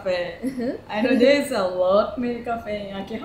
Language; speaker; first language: English; non-native, learner; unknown